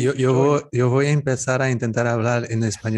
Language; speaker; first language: Spanish; non-native, learner; Portuguese